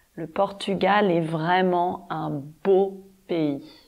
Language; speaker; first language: French; native; French